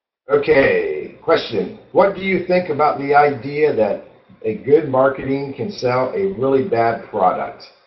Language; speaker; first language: English; native; English